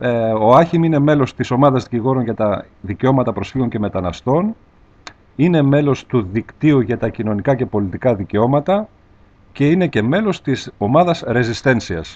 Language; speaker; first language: Greek; native; Greek